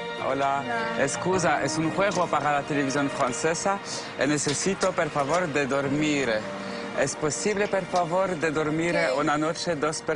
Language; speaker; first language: Spanish; non-native, learner; French